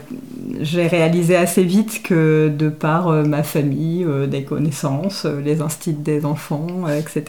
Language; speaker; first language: French; native; French